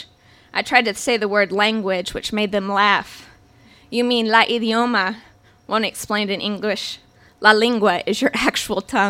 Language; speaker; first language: English; native; English